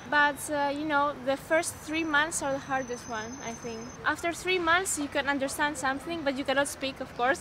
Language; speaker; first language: English; non-native, fluent; Greek